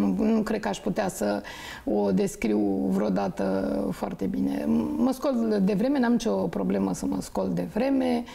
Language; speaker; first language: Romanian; native; Romanian